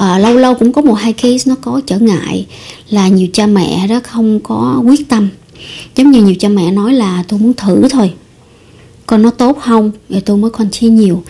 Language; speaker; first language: Vietnamese; early bilingual, heritage; Vietnamese